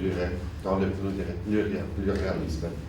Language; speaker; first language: French; non-native, learner; German